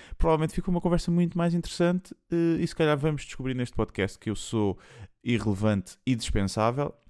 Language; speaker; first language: Portuguese; native; Portuguese